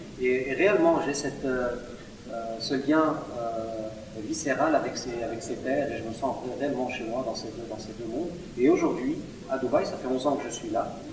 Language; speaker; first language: French; non-native, local second language; Arabic